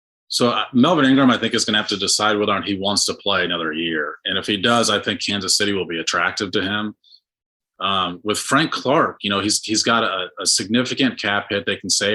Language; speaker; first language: English; native; English